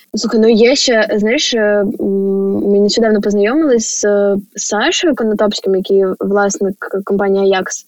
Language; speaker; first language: Ukrainian; native; Ukrainian